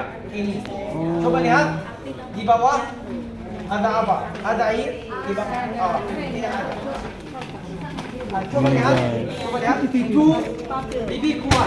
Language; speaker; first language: Indonesian; non-native, learner; Arabic